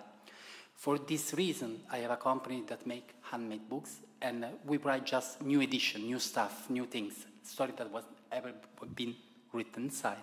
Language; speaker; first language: English; non-native, fluent; Italian